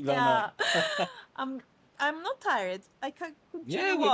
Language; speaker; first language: English; non-native, fluent; Spanish